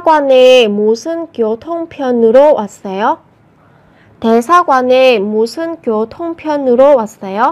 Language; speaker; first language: Korean; non-native, fluent; Vietnamese